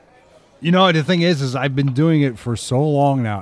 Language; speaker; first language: English; native; English